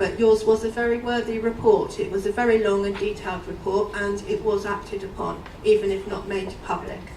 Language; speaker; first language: English; native; English